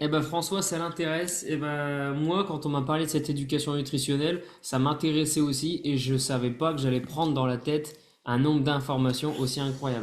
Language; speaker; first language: French; native; French